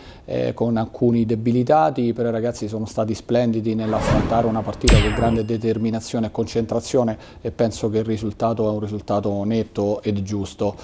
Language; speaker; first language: Italian; native; Italian